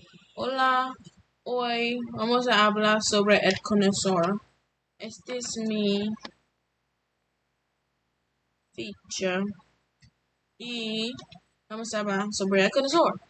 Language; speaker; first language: Spanish; non-native, learner; English